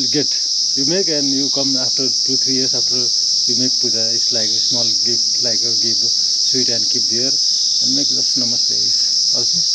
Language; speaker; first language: English; non-native, learner; Nepali